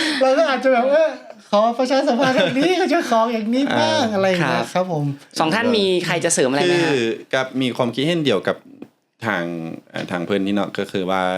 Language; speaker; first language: Thai; native; Thai